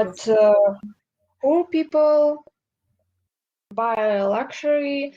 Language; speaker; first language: English; non-native, learner; Russian